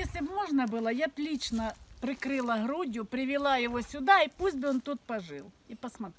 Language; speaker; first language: Russian; native; Russian